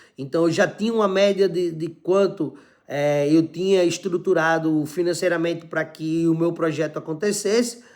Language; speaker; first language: Portuguese; native; Portuguese